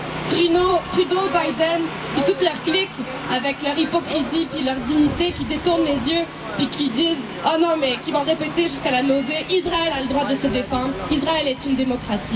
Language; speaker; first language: French; native; French